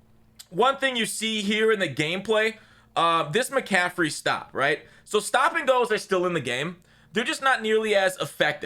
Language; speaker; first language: English; native; English